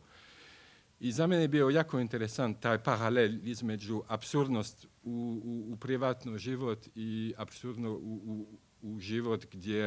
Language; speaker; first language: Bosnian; non-native, learner; French